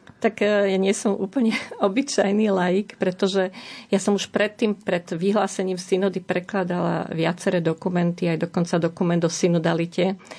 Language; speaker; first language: Slovak; native; Slovak